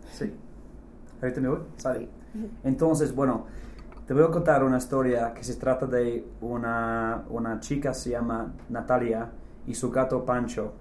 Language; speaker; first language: Spanish; non-native, fluent; English